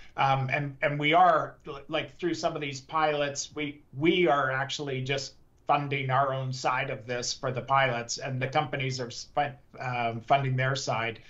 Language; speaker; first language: English; native; English